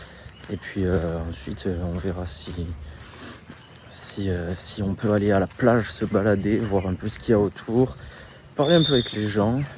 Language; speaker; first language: French; native; French